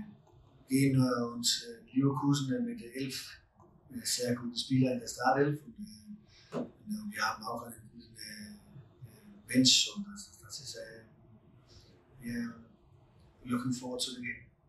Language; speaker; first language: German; non-native, learner; Danish